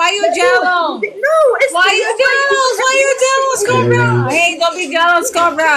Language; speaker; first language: English; non-native, learner; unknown